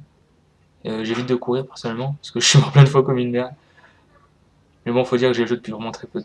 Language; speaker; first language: French; native; French